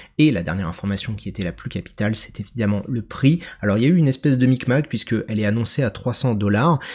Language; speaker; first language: French; native; French